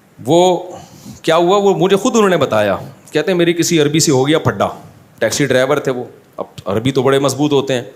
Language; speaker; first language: Urdu; native; Urdu